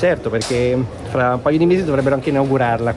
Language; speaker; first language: Italian; native; Italian